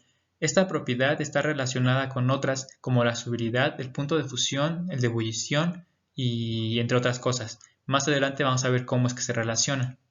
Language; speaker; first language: Spanish; native; Spanish